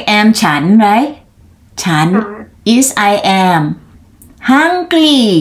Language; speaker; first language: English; non-native, learner; Thai